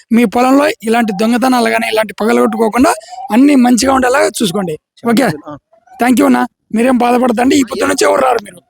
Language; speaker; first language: Telugu; native; Telugu